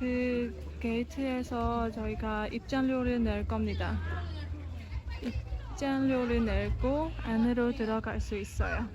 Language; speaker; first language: Korean; non-native, fluent; Burmese